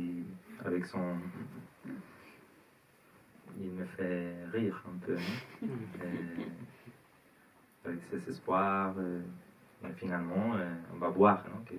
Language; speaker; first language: French; non-native, learner; Spanish